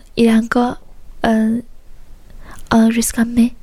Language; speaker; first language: French; non-native, fluent; Chinese